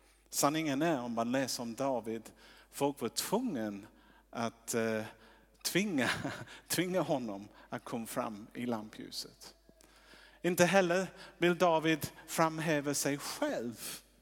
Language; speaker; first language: Swedish; non-native, fluent; English